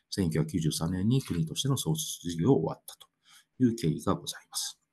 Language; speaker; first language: Japanese; native; Japanese